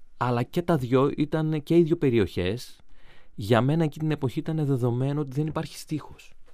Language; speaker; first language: Greek; native; Greek